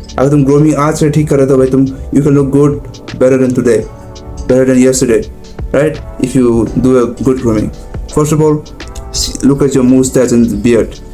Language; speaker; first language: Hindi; non-native, local second language; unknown